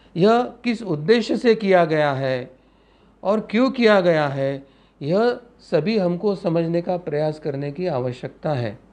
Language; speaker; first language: Hindi; non-native, local second language; Marathi